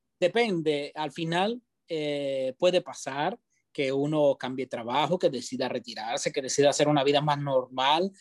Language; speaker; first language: Spanish; non-native, fluent; Italian